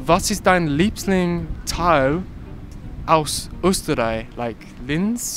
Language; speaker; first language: German; non-native, learner; English